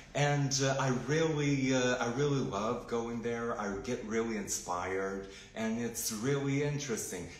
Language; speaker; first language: English; non-native, fluent; Portuguese